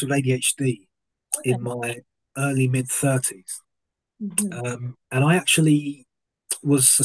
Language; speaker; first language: English; native; English